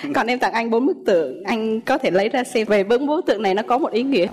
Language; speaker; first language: Vietnamese; native; Vietnamese